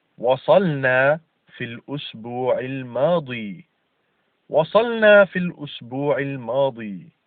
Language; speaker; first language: Arabic; non-native, fluent; English